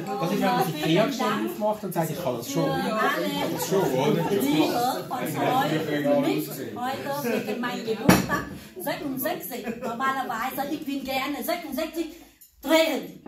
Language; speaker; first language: German; non-native, learner; Vietnamese